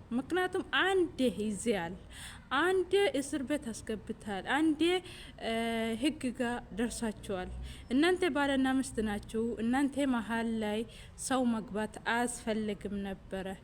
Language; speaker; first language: Amharic; non-native, local second language; Oromo